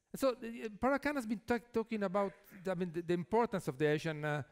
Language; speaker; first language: English; non-native, fluent; Italian